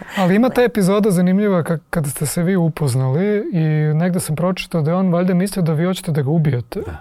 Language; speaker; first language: Serbian; native; Serbian